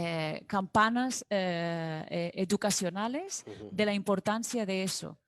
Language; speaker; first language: Spanish; non-native, fluent; Portuguese